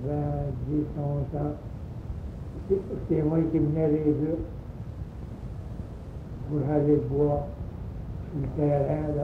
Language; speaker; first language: French; native; French